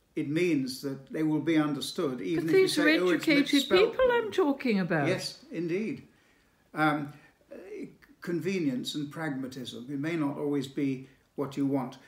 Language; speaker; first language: English; native; English